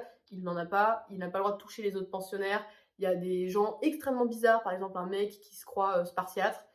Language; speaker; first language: French; native; French